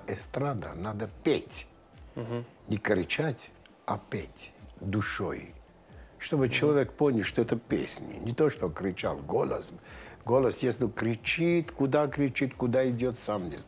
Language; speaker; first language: Russian; non-native, local second language; Armenian